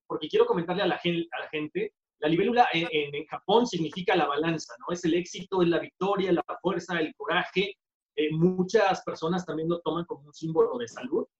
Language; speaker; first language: Spanish; native; Spanish